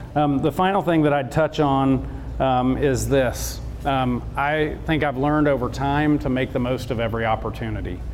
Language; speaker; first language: English; native; English